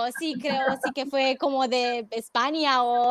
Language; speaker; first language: Spanish; non-native, fluent; Romanian